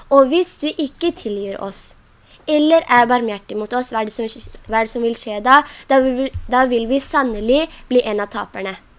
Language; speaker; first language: Norwegian; non-native, local second language; Urdu